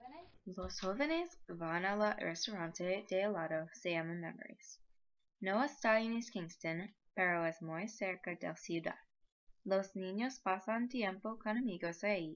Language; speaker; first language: Spanish; non-native, learner; English